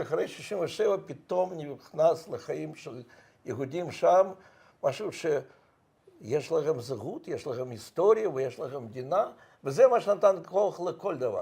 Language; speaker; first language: Hebrew; non-native, fluent; Russian